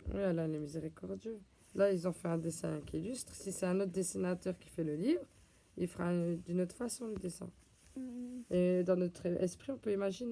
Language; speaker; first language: French; native; French